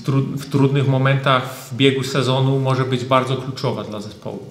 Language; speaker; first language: Polish; early bilingual, heritage; German